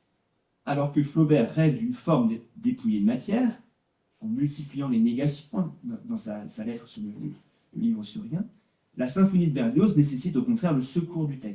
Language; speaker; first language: French; native; French